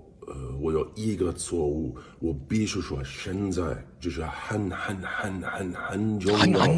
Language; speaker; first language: Chinese; non-native, learner; English